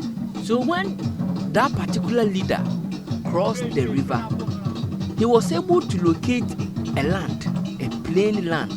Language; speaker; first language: English; non-native, local second language; Akan